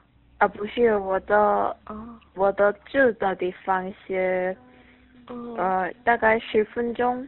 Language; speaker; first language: Chinese; non-native, learner; Korean